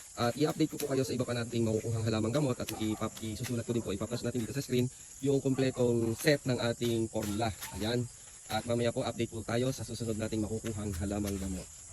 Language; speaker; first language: Filipino; native; Filipino